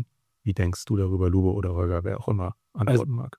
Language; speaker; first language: German; native; German